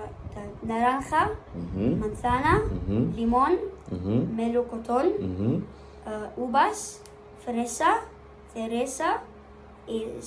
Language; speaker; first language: Spanish; non-native, learner; Arabic